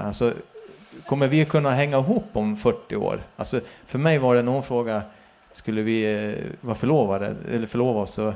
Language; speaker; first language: Swedish; native; Swedish